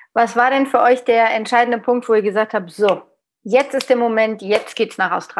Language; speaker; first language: German; native; German